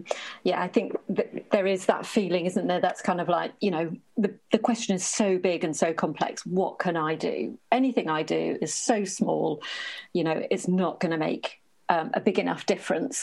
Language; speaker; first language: English; native; English